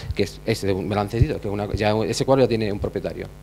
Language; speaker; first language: Spanish; native; Spanish